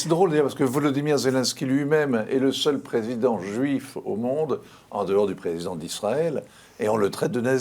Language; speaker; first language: French; native; French